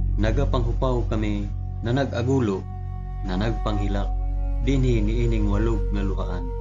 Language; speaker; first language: Cebuano; non-native, local second language; Hiligaynon